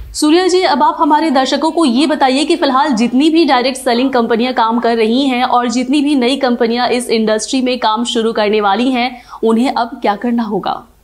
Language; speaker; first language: Hindi; native; Hindi